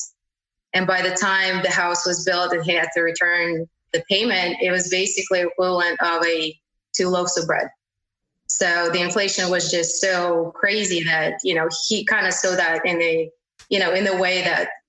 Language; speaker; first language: English; non-native, fluent; Uzbek